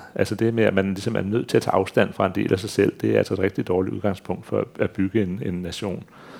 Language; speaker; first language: Danish; native; Danish